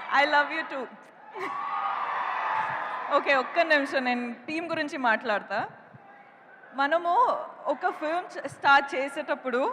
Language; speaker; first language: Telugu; non-native, local second language; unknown